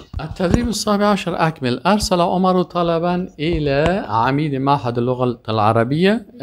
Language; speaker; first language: Arabic; non-native, fluent; Persian